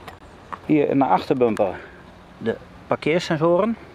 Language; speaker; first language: Dutch; native; Dutch